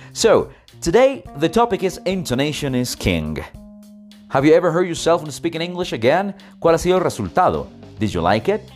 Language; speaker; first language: English; non-native, fluent; Spanish